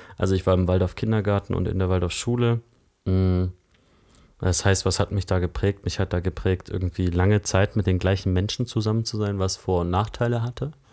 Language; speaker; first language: German; native; German